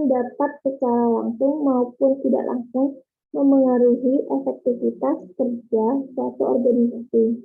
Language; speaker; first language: Indonesian; native; Indonesian